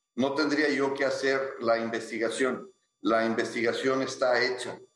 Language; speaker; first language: Spanish; native; Spanish